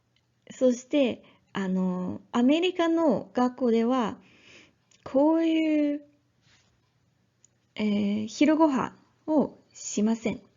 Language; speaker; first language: Japanese; non-native, learner; English